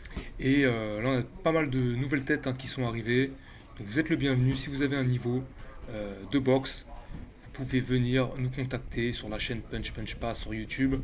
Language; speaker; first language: French; native; French